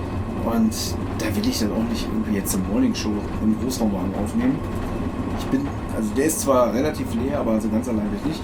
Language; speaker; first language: German; native; German